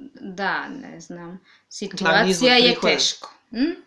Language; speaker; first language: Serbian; non-native, learner; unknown